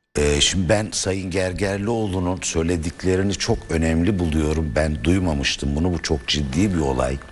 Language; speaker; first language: Turkish; native; Turkish